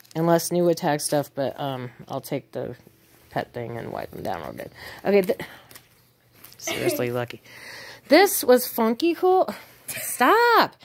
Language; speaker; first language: English; native; English